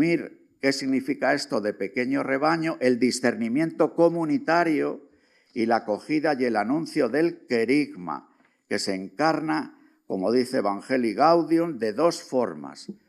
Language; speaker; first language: Spanish; native; Spanish